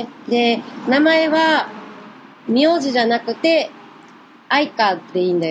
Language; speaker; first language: Japanese; native; Japanese